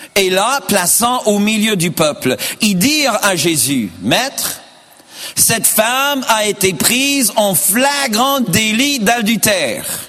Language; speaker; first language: French; non-native, fluent; English